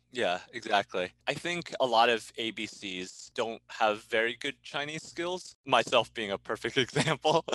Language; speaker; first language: English; early bilingual, other home language; Chinese